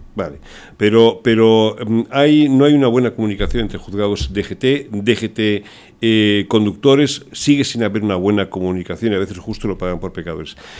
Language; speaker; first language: Spanish; early bilingual, heritage; Spanish